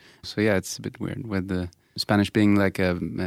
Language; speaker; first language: English; non-native, fluent; Swedish